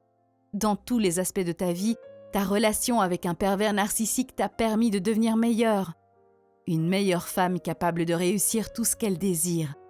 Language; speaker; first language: French; native; French